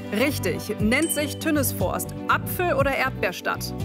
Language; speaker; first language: German; native; German